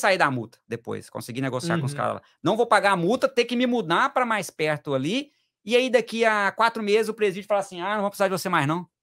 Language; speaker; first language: Portuguese; native; Portuguese